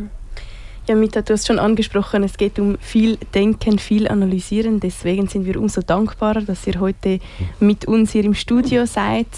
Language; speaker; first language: German; native; German